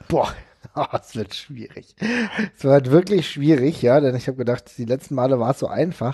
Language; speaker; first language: German; native; German